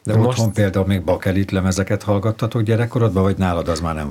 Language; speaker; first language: Hungarian; native; Hungarian